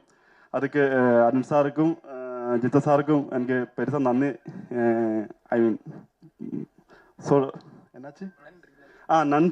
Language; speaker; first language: Tamil; non-native, learner; Malayalam